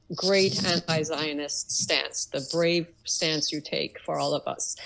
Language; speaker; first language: English; early bilingual, other home language; Persian